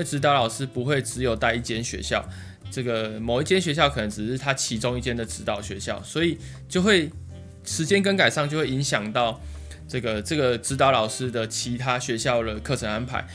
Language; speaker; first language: Chinese; native; Chinese